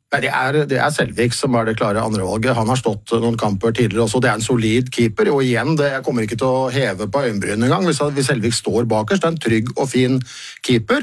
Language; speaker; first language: Norwegian; native; Norwegian